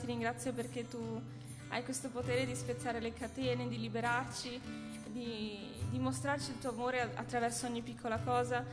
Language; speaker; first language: Italian; native; Italian